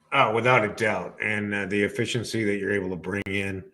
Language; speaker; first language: English; native; English